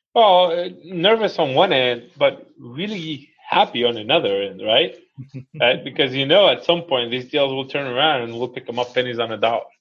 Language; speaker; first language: English; non-native, fluent; Hebrew